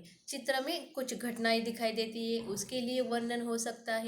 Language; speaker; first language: Hindi; native; Hindi